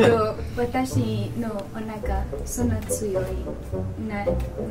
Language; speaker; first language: Japanese; non-native, learner; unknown